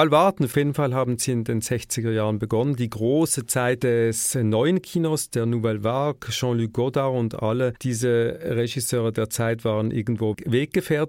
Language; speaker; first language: German; native; German